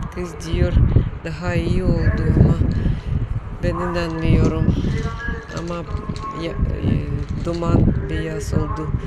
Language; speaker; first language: Turkish; non-native, learner; Russian